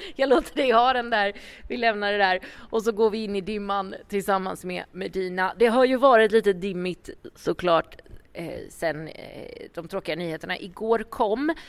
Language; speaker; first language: Swedish; native; Swedish